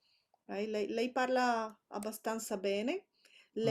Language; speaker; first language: Italian; non-native, fluent; Spanish